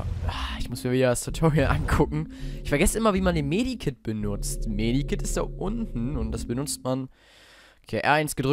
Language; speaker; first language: German; native; German